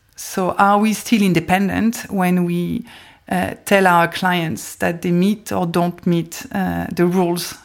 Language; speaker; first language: English; non-native, fluent; French